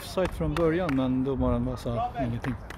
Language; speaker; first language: Swedish; non-native, fluent; Turkish